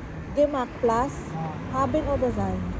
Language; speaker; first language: German; non-native, learner; Filipino